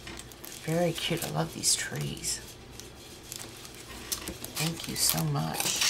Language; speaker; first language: English; native; English